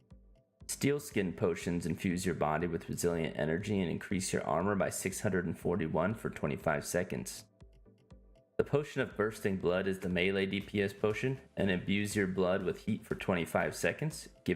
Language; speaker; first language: English; native; English